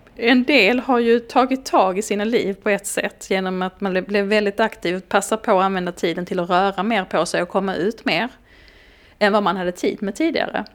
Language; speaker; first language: Swedish; native; Swedish